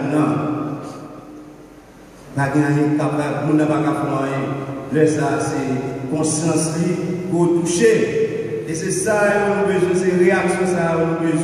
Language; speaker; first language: French; non-native, local second language; Haitian Creole